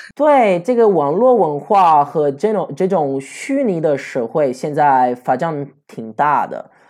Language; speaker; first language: Chinese; non-native, fluent; Italian